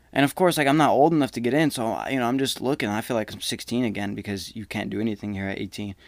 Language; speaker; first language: English; native; English